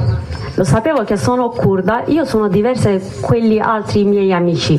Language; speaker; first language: Italian; non-native, learner; Kurdish